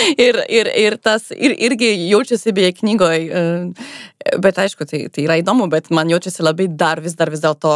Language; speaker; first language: Lithuanian; non-native, fluent; French